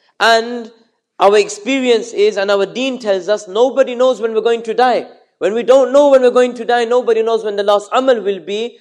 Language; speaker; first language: English; early bilingual, other home language; Urdu